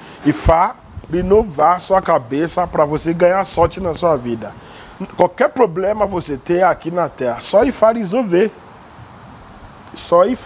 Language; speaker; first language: Portuguese; non-native, learner; Yoruba